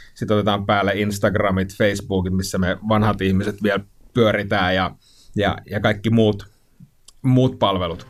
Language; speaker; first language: Finnish; native; Finnish